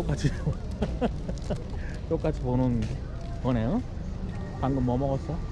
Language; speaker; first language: Korean; native; Korean